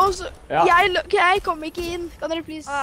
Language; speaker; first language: Norwegian; native; Norwegian